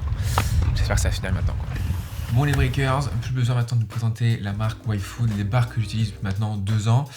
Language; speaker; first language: French; native; French